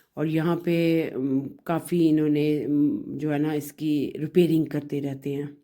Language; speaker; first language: Urdu; non-native, local second language; Punjabi